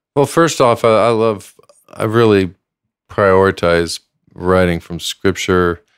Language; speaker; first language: English; native; English